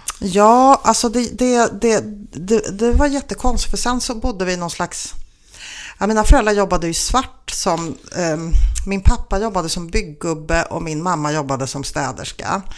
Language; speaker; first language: Swedish; early bilingual, other home language; Polish